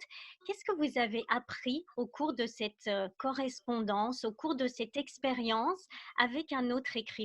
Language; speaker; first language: French; native; French